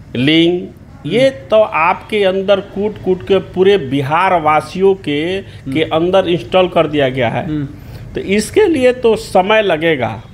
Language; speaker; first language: Hindi; native; Hindi